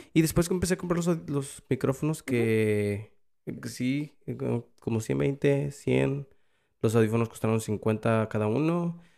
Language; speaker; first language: Spanish; early bilingual, heritage; Spanish